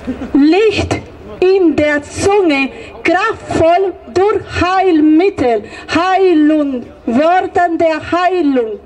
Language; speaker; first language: German; non-native, fluent; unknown